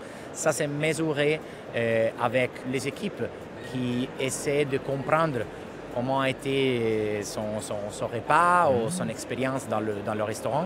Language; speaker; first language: French; non-native, fluent; Italian